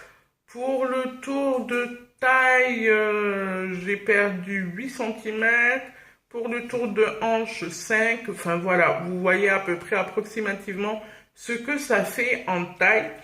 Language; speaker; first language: French; native; French